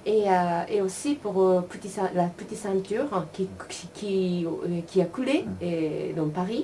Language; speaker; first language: French; non-native, learner; Japanese